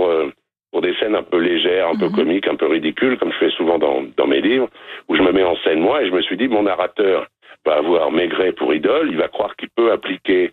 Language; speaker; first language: French; native; French